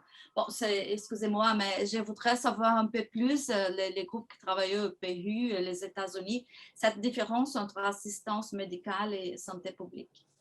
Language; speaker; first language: French; non-native, fluent; Portuguese